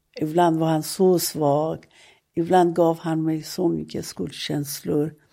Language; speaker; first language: Swedish; non-native, fluent; Persian